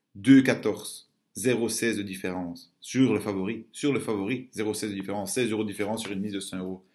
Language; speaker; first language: French; native; French